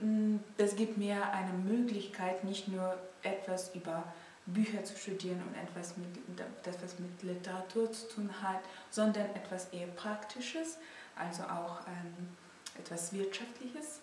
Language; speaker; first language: German; non-native, fluent; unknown